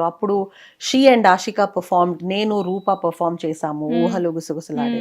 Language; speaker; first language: Telugu; non-native, local second language; Kannada